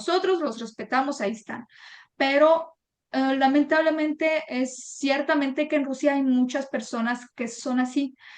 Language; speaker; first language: Spanish; non-native, fluent; Ukrainian